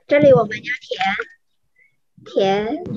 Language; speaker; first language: Chinese; non-native, fluent; Vietnamese